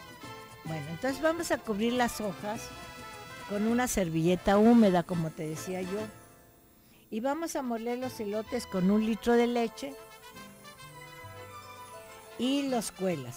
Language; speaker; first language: Spanish; native; Spanish